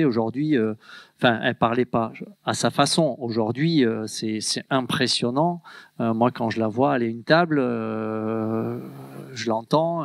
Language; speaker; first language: French; native; French